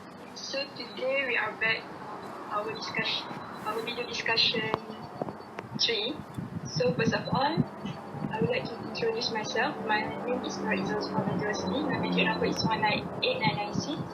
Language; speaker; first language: English; non-native, local second language; Malay